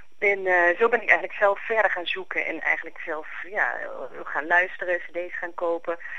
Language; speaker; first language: Dutch; native; Dutch